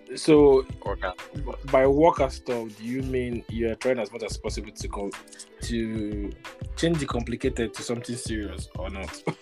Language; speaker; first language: English; non-native, local second language; Igbo